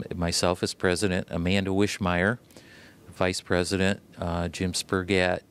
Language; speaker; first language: English; native; English